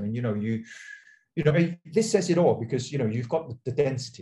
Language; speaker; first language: English; non-native, local second language; Cantonese